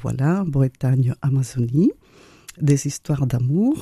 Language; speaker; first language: French; non-native, fluent; Spanish